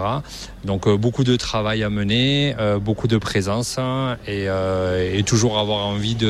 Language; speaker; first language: French; native; French